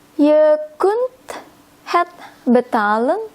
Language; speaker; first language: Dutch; non-native, learner; Indonesian